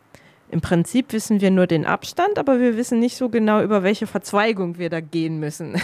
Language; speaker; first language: German; native; German